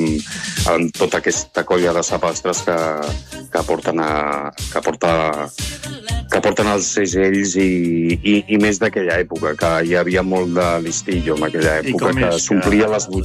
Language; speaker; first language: Catalan; native; Catalan